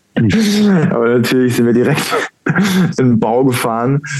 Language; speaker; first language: German; native; German